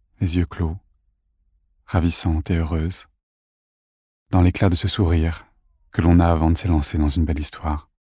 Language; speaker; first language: French; native; French